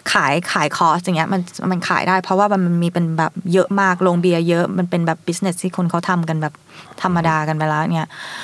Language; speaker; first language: Thai; early bilingual, heritage; Thai